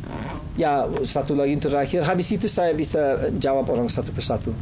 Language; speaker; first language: Indonesian; non-native, fluent; English